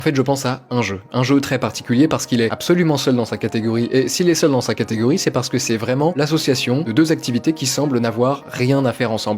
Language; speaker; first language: French; native; French